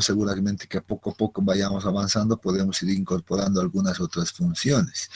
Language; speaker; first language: Spanish; native; Spanish